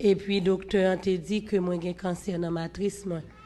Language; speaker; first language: French; non-native, local second language; Haitian Creole